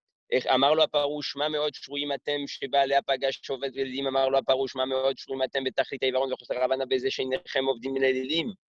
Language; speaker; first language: Hebrew; non-native, fluent; French